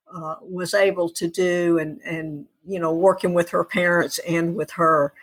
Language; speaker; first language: English; native; English